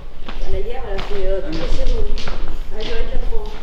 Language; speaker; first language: French; native; French